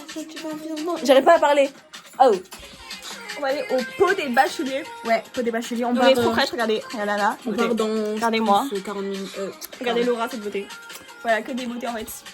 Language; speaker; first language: French; native; French